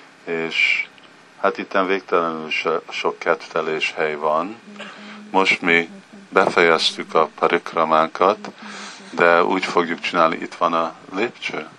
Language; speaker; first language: Hungarian; early bilingual, heritage; Hungarian